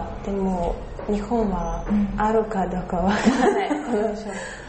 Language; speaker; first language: Japanese; non-native, learner; Russian